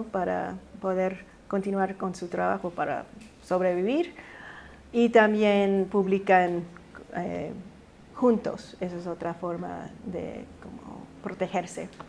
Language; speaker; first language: Spanish; early bilingual, heritage; Spanish